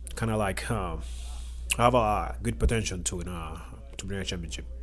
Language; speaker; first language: English; non-native, learner; Spanish